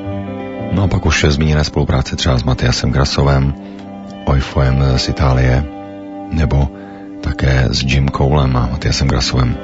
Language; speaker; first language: Czech; native; Czech